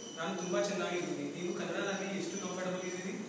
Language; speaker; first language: Kannada; non-native, learner; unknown